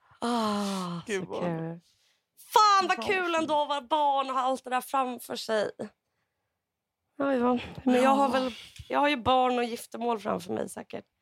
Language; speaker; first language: Swedish; native; Swedish